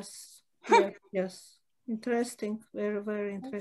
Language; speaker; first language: English; non-native, learner; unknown